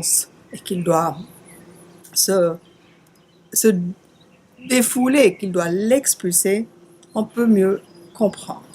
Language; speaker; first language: French; native; French